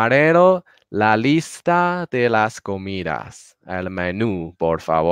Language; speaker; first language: Spanish; non-native, learner; Chinese